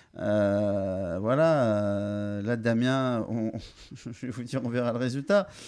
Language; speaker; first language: French; native; French